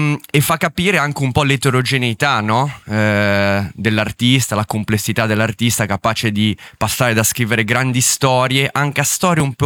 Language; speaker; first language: Italian; native; Italian